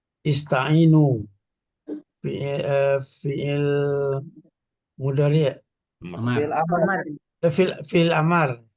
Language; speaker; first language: Arabic; non-native, learner; Indonesian